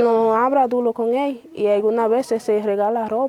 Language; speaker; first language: Spanish; non-native, learner; Haitian Creole